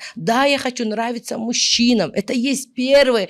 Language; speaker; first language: Russian; non-native, local second language; Kazakh